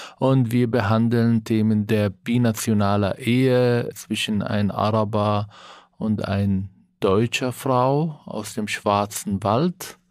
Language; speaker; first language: German; non-native, fluent; Arabic